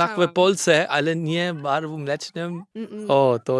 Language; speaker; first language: Polish; non-native, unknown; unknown